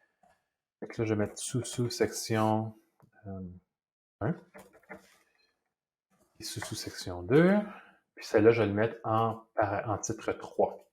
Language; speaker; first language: French; native; French